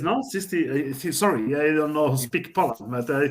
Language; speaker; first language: English; non-native, learner; Spanish